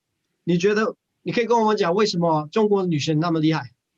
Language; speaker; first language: Chinese; non-native, learner; English